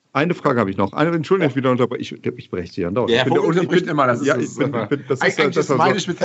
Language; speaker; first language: German; native; German